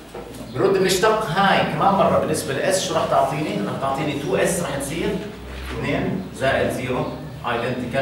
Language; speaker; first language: Arabic; native; Arabic